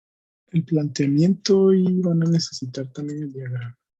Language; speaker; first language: Spanish; native; Spanish